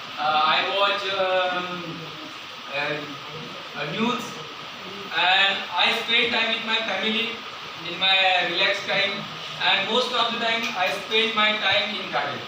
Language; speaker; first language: English; non-native, local second language; Marathi